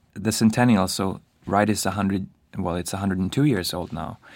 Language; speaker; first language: English; non-native, fluent; Swedish